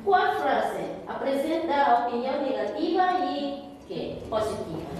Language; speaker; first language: Portuguese; non-native, fluent; Korean